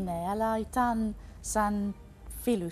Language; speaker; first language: Greek; non-native, learner; English